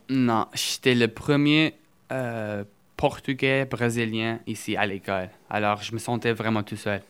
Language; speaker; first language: French; early bilingual, other home language; Portuguese